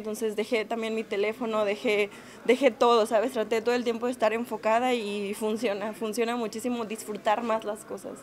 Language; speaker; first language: Spanish; native; Spanish